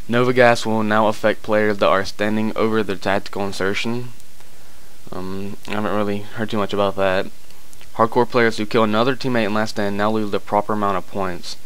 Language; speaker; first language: English; native; English